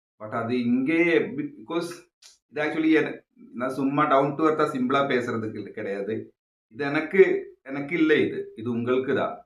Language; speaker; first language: Tamil; non-native, local second language; Malayalam